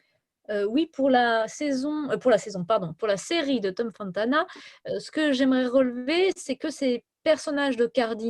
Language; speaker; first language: French; native; French